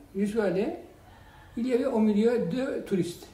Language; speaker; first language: French; non-native, fluent; Turkish